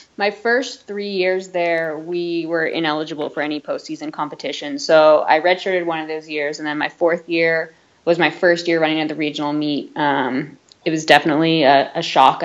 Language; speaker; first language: English; native; English